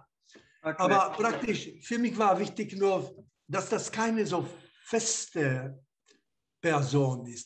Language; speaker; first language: German; non-native, fluent; Slovak